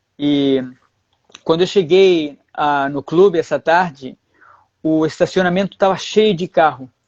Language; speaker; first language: Portuguese; early bilingual, other home language; Spanish